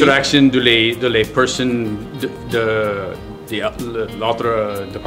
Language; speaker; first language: French; non-native, learner; English